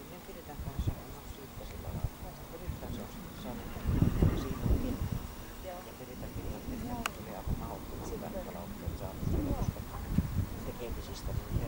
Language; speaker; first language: Finnish; native; Finnish